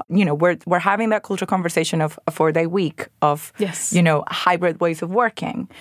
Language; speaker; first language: English; non-native, fluent; Spanish